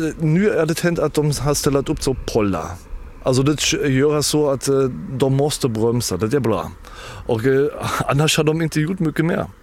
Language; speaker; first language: Swedish; non-native, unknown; German